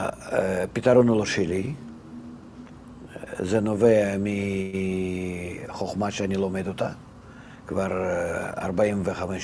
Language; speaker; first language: Hebrew; non-native, fluent; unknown